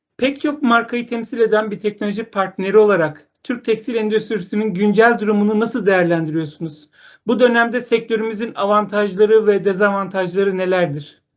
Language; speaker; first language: Turkish; native; Turkish